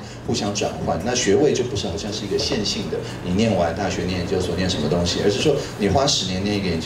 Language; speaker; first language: Chinese; native; Chinese